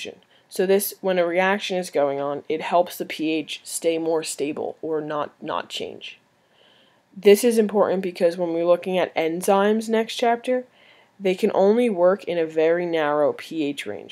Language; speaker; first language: English; native; English